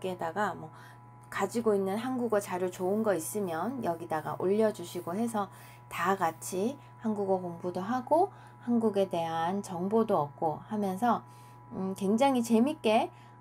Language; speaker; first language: Korean; native; Korean